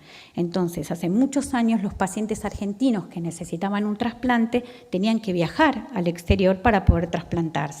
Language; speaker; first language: Spanish; native; Spanish